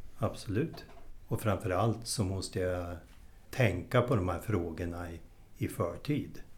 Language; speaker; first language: Swedish; native; Swedish